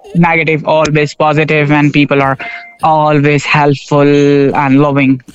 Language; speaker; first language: English; non-native, local second language; Urdu